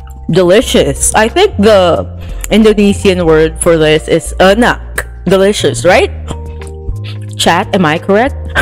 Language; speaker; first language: English; non-native, local second language; Filipino